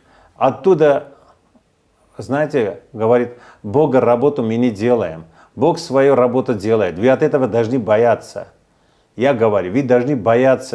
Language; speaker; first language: Russian; non-native, fluent; Armenian